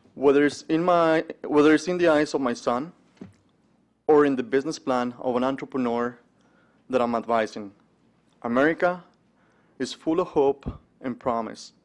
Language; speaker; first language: English; early bilingual, other home language; Spanish